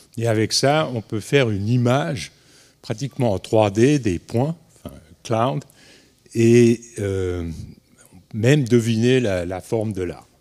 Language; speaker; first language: French; native; French